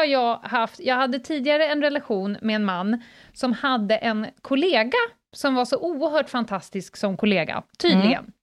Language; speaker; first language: Swedish; native; Swedish